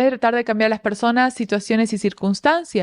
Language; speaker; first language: Spanish; native; Spanish